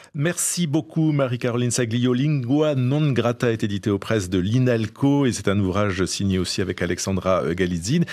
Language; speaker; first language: French; native; French